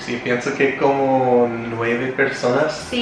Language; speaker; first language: Spanish; non-native, learner; English